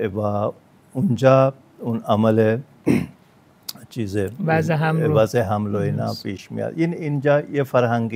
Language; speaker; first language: Persian; non-native, fluent; Punjabi